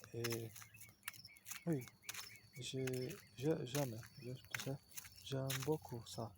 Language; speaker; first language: French; non-native, learner; Portuguese